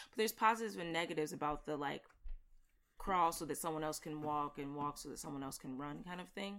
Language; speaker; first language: English; native; English